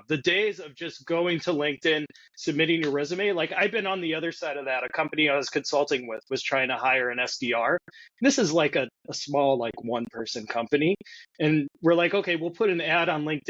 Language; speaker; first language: English; native; English